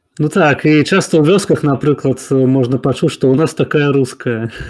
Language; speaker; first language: Belarusian; non-native, local second language; Russian